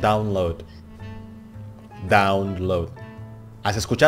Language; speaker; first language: Spanish; non-native, learner; Indonesian